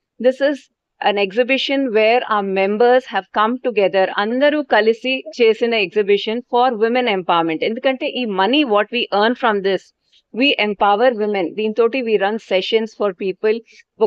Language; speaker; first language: English; non-native, local second language; Telugu